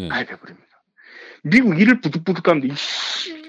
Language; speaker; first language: Korean; native; Korean